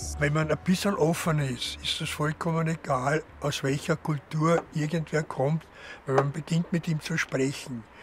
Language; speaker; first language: German; native; German